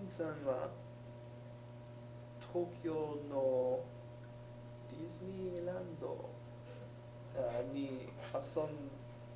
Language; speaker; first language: Japanese; non-native, learner; English